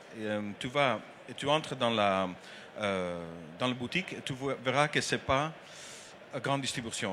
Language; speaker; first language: French; non-native, learner; Dutch